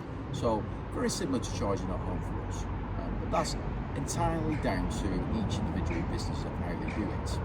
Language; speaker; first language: English; native; English